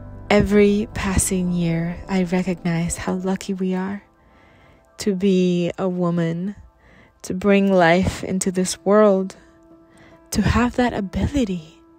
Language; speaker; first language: English; early bilingual, other home language; Spanish